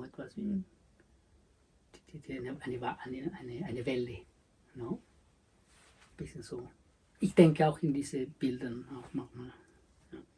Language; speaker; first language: German; non-native, learner; Spanish